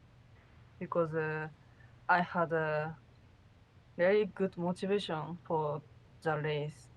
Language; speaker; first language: English; non-native, learner; Japanese